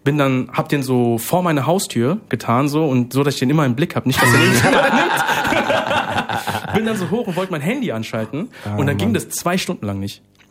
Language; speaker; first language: German; native; German